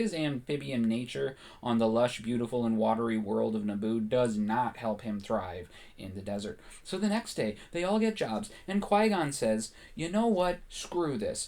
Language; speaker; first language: English; native; English